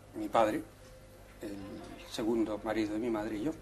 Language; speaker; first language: Spanish; native; Spanish